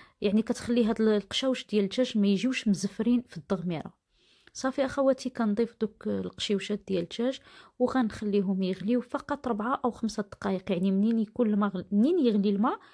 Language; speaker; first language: Arabic; native; Arabic